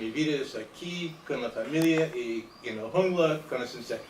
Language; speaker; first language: Spanish; non-native, fluent; English